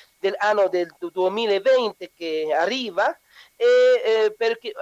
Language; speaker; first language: Italian; non-native, learner; Spanish